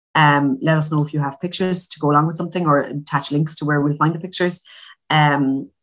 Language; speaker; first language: English; native; English